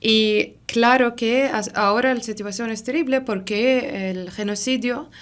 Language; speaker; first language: Spanish; non-native, learner; Arabic